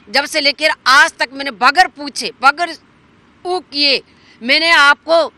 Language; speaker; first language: Hindi; native; Hindi